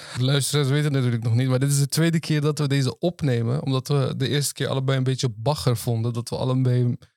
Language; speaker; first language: Dutch; early bilingual, other home language; Turkish